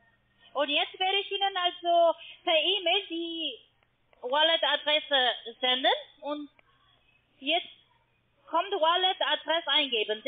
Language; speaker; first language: German; non-native, learner; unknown